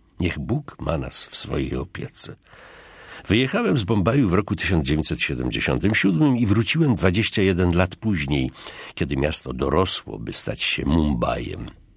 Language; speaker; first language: Polish; native; Polish